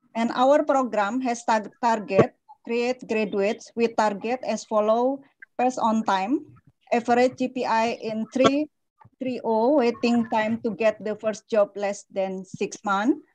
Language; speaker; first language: English; non-native, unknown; Indonesian